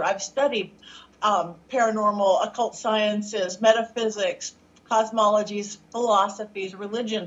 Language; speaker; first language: English; native; English